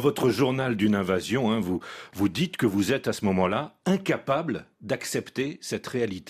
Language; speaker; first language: French; native; French